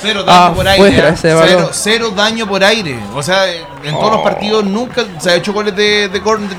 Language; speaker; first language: Spanish; native; Spanish